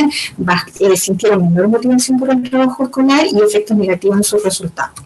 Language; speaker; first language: Spanish; native; Spanish